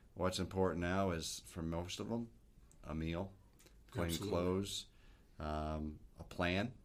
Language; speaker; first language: English; native; English